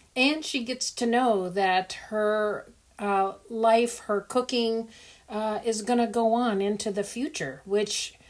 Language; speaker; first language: English; early bilingual, other home language; Dutch